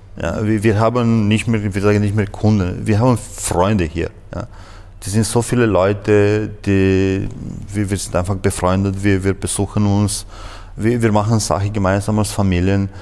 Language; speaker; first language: German; non-native, fluent; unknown